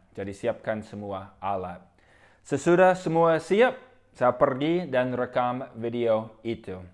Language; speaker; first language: Indonesian; non-native, fluent; English